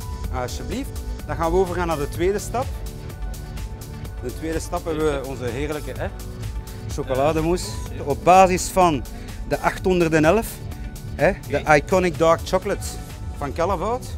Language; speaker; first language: Dutch; native; Dutch